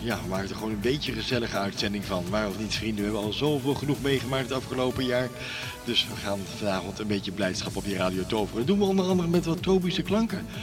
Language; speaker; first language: Dutch; native; Dutch